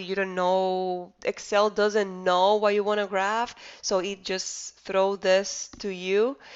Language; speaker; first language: English; non-native, fluent; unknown